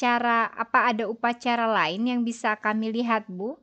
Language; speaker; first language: Indonesian; native; Indonesian